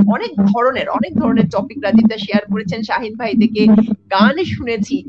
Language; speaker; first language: Bangla; native; Bangla